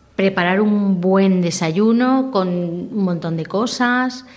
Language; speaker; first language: Spanish; non-native, local second language; Catalan